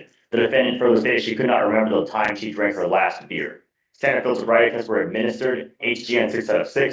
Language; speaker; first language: English; native; English